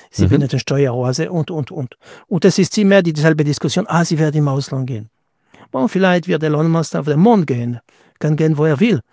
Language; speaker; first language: German; non-native, fluent; French